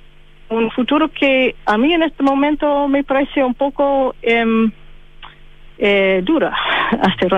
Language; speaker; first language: Spanish; non-native, fluent; English